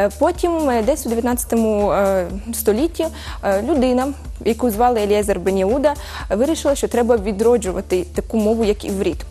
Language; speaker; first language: Ukrainian; early bilingual, heritage; Ukrainian